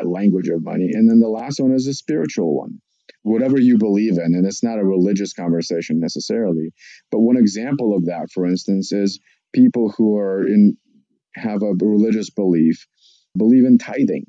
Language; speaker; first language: English; non-native, fluent; Russian